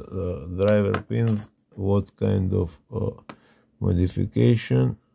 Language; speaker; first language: English; non-native, learner; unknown